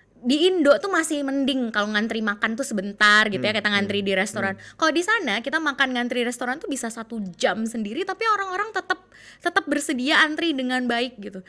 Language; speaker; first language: Indonesian; native; Indonesian